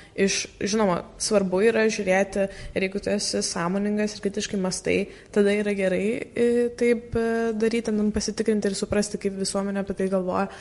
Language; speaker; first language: Lithuanian; native; Lithuanian